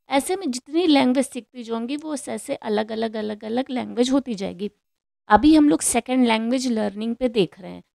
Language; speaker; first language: Hindi; native; Hindi